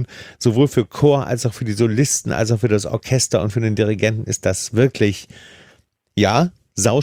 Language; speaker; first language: German; native; German